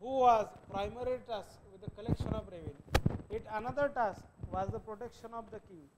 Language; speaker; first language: English; non-native, local second language; Marathi